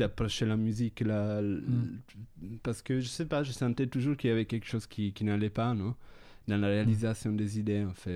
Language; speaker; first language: French; non-native, fluent; Italian